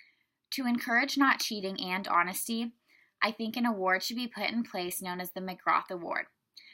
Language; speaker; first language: English; native; English